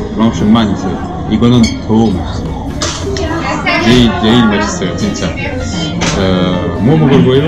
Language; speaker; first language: Korean; non-native, learner; French